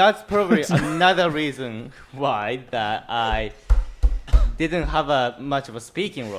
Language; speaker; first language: English; non-native, fluent; Japanese